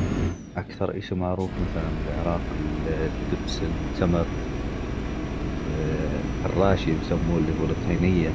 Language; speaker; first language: Arabic; native; Arabic